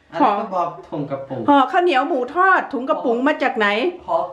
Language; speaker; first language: Thai; native; Thai